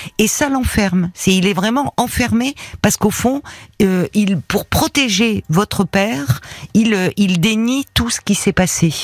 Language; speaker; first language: French; native; French